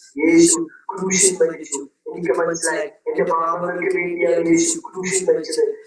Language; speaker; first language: Malayalam; non-native, local second language; Tamil